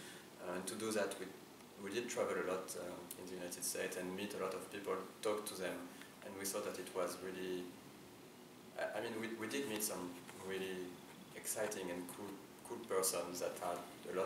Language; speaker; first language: English; non-native, fluent; French